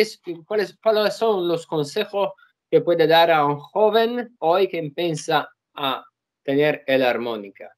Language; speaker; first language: Spanish; non-native, learner; Italian